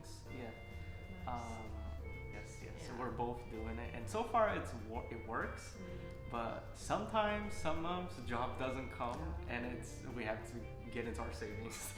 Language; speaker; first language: English; non-native, fluent; Portuguese